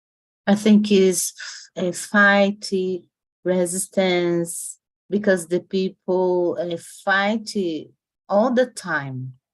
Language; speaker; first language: English; non-native, learner; Portuguese